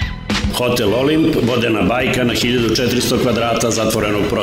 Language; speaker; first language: Serbian; native; Serbian